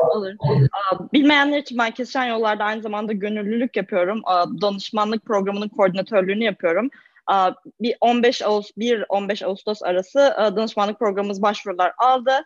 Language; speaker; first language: Turkish; native; Turkish